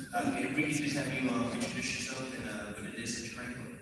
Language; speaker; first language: English; native; English